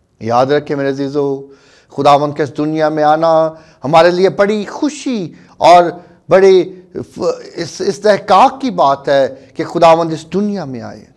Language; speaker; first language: Urdu; non-native, local second language; Punjabi